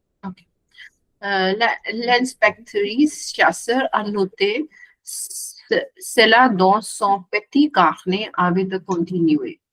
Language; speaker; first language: French; non-native, learner; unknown